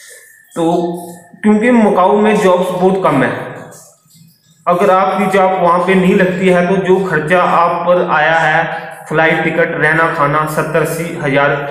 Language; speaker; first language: Hindi; native; Hindi